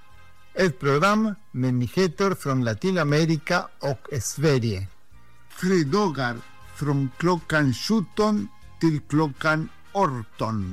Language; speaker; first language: Swedish; non-native, fluent; Spanish